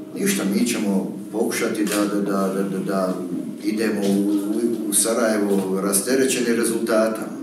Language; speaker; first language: Croatian; native; Croatian